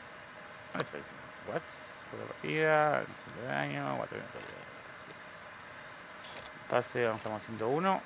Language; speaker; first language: Spanish; native; Spanish